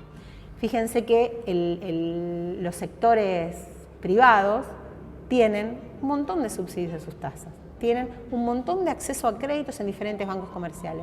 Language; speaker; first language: Spanish; native; Spanish